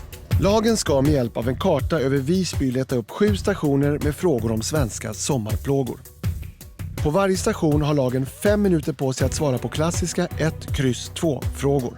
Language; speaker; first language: Swedish; native; Swedish